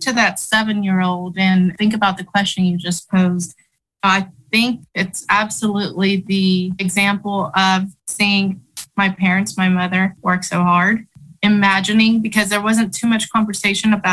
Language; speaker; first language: English; early bilingual, other home language; Spanish